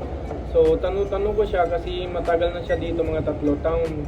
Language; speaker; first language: Filipino; non-native, learner; Punjabi